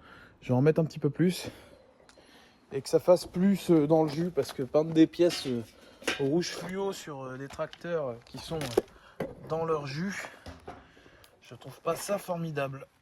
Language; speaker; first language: French; native; French